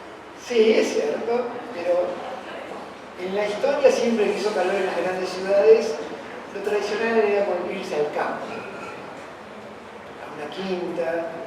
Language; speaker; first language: Spanish; native; Spanish